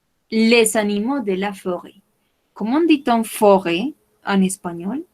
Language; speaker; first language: French; non-native, fluent; Spanish